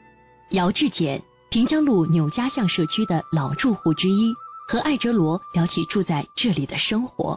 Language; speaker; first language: Chinese; native; Chinese